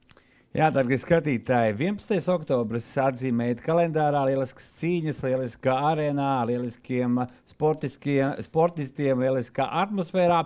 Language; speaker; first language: Latvian; native; Latvian